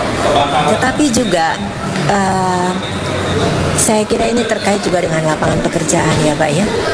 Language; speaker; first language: Indonesian; native; Indonesian